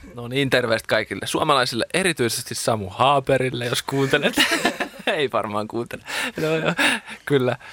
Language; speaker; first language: German; non-native, fluent; Finnish